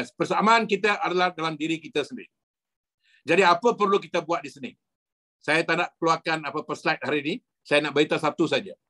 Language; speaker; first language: Malay; non-native, local second language; Tamil